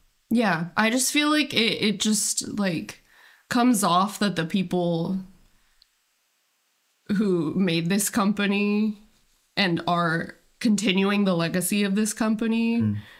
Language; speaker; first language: English; native; English